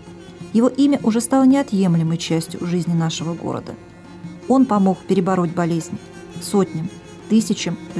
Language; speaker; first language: Russian; native; Russian